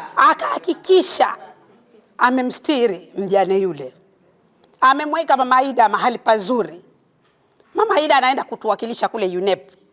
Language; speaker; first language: Swahili; native; Swahili